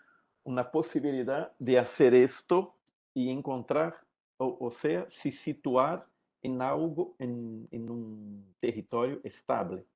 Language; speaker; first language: Spanish; non-native, learner; Portuguese